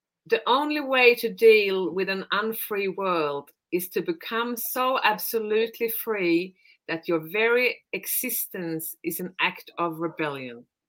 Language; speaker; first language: English; non-native, fluent; Swedish